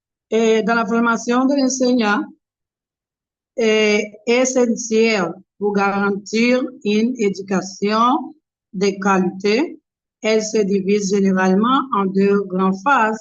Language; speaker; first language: French; non-native, learner; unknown